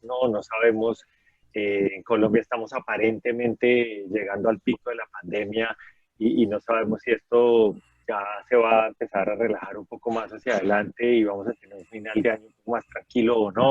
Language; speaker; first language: Spanish; native; Spanish